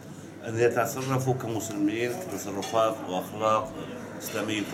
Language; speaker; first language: Arabic; native; Arabic